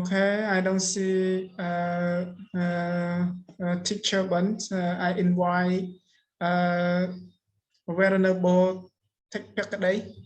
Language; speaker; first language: English; non-native, learner; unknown